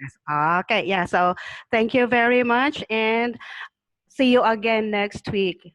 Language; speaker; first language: English; non-native, learner; Thai